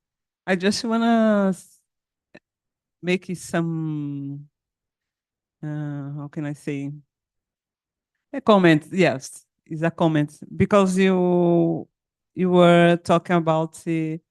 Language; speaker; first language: English; non-native, learner; Portuguese